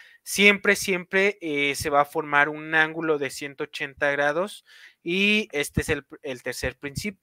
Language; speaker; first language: Spanish; native; Spanish